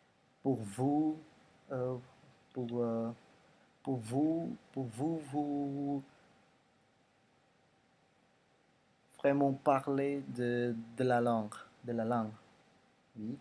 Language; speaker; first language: French; non-native, learner; Indonesian